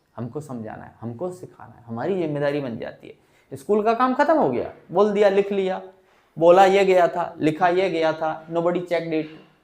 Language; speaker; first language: Hindi; native; Hindi